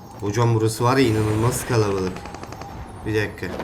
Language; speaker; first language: Turkish; native; Turkish